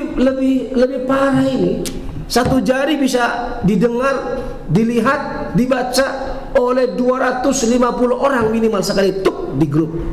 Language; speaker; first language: Indonesian; native; Indonesian